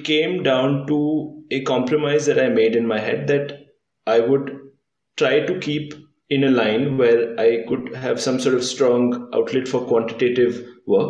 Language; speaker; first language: English; non-native, local second language; Hindi